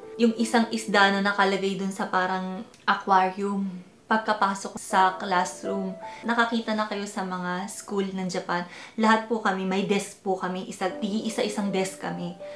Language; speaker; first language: Filipino; early bilingual, heritage; Filipino